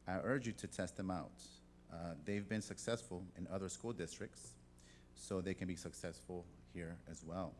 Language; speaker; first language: English; native; English